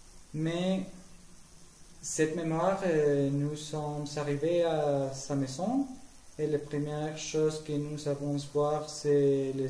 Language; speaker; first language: French; non-native, learner; Spanish